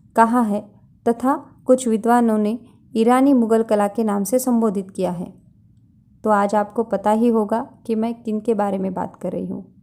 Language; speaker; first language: Hindi; non-native, local second language; Marathi